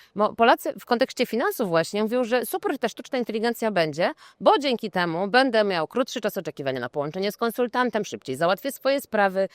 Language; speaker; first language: Polish; native; Polish